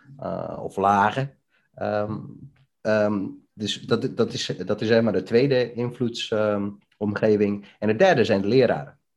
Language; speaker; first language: Dutch; early bilingual, other home language; Bosnian